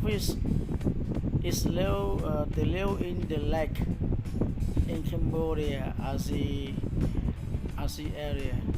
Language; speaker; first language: English; non-native, learner; Khmer